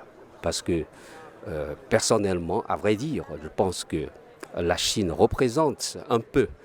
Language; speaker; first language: French; non-native, fluent; Chinese